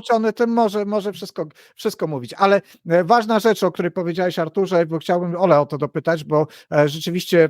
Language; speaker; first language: Polish; native; Polish